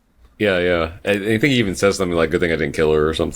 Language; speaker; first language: English; native; English